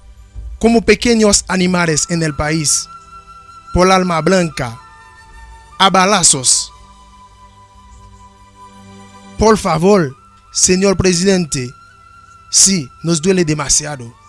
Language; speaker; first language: Spanish; non-native, learner; Haitian Creole